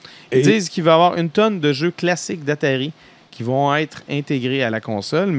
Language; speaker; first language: French; native; French